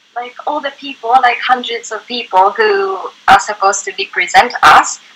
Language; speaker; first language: English; non-native, fluent; Japanese